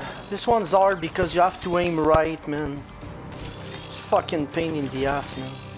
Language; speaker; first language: English; non-native, fluent; French